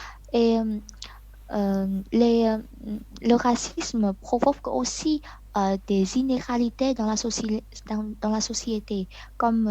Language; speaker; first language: French; non-native, learner; Vietnamese